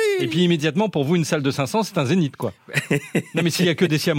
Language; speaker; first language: French; native; French